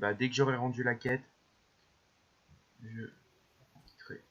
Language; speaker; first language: French; native; French